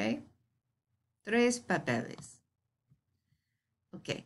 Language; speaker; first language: Spanish; non-native, fluent; English